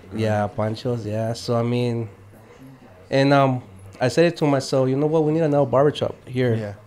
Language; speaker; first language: English; native; English